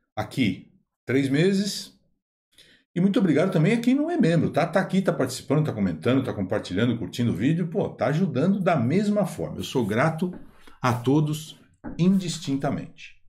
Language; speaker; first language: Portuguese; native; Portuguese